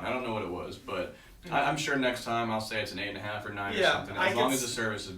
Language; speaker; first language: English; native; English